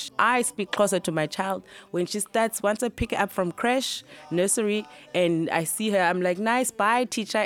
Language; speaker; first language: English; non-native, local second language; Xhosa